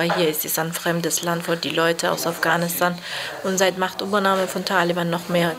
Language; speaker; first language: German; non-native, fluent; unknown